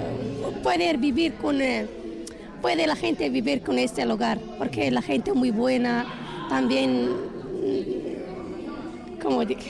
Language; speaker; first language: Spanish; non-native, learner; Arabic